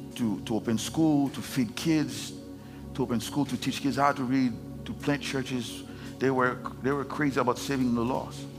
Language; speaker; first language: English; non-native, fluent; Haitian Creole